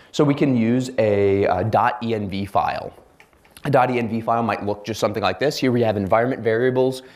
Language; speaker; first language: English; native; English